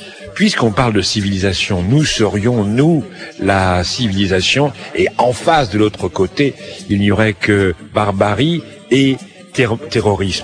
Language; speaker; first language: French; native; French